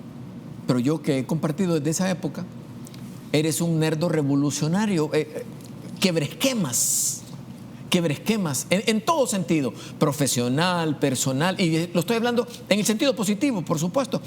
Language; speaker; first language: Spanish; native; Spanish